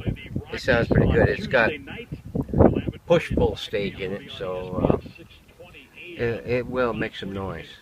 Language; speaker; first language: English; native; English